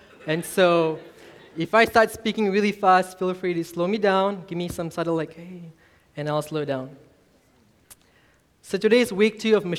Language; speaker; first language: English; non-native, local second language; Tamil